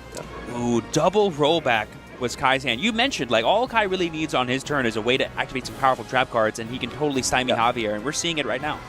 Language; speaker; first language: English; native; English